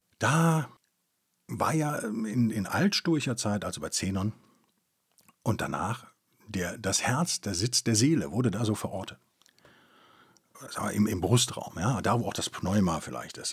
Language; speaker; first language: German; native; German